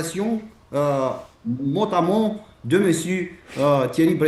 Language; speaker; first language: French; non-native, fluent; Romanian